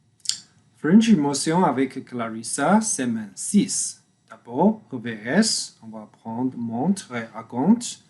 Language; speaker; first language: French; non-native, learner; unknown